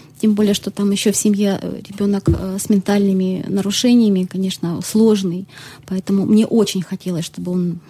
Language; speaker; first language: Russian; native; Russian